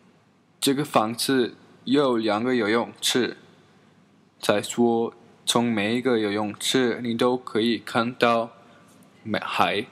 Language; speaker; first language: Chinese; non-native, learner; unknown